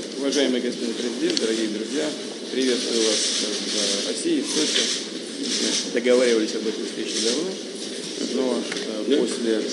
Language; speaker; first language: Russian; native; Russian